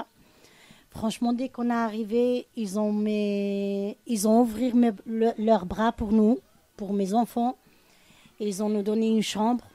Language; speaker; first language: French; non-native, learner; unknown